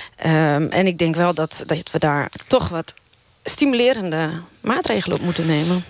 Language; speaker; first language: Dutch; non-native, local second language; Western Frisian